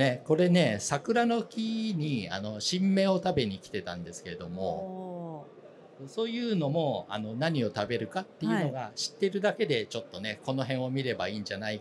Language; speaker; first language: Japanese; native; Japanese